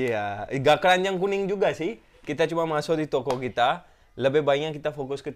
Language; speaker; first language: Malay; non-native, fluent; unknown